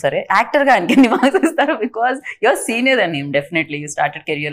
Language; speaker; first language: Telugu; native; Telugu